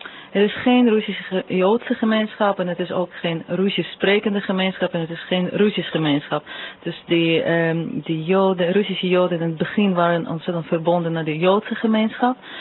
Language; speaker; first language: Dutch; non-native, fluent; Russian